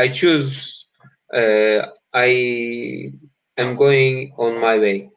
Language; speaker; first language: English; non-native, learner; Turkish